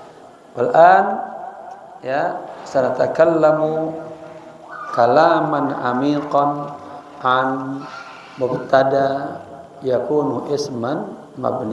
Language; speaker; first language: Arabic; non-native, fluent; Indonesian